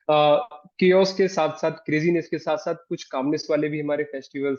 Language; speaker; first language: Hindi; native; Hindi